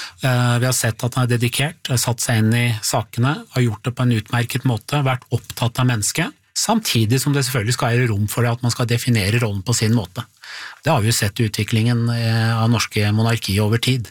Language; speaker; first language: Norwegian; native; Norwegian